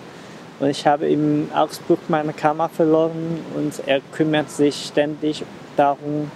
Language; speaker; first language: German; non-native, fluent; Chinese